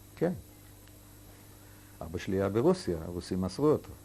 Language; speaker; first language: Hebrew; non-native, fluent; Yiddish